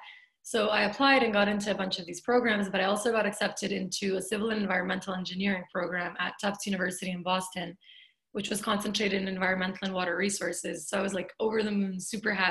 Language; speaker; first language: English; native; English